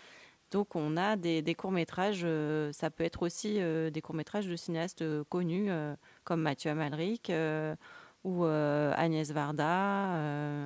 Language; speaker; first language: French; native; French